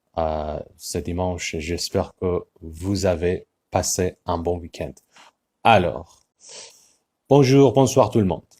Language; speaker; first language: French; non-native, fluent; Persian